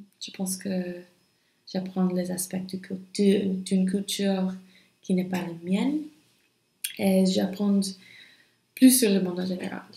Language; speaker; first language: French; non-native, learner; English